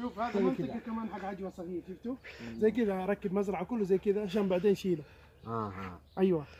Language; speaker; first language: Arabic; non-native, learner; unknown